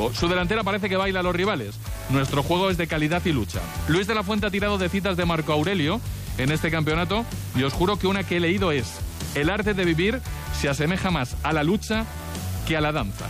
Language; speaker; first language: Spanish; native; Spanish